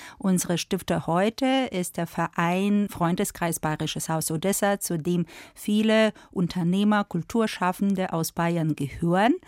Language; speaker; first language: German; non-native, fluent; Russian